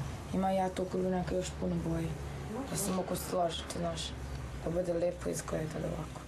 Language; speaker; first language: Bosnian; non-native, learner; Chinese